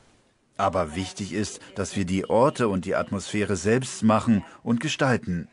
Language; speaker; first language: German; non-native, fluent; Spanish